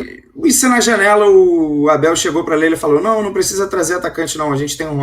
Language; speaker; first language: Portuguese; native; Portuguese